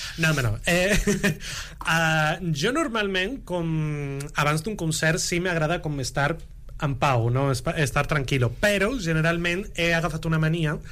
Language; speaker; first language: Catalan; non-native, local second language; Spanish